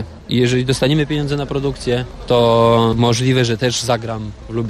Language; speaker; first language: Polish; native; Polish